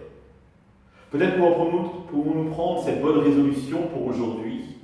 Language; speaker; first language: French; native; French